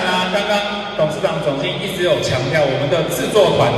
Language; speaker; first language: Chinese; native; Chinese